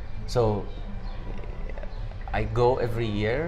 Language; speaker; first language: English; non-native, fluent; Arabic